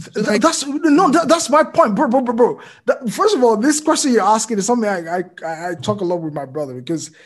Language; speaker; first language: English; non-native, local second language; Yoruba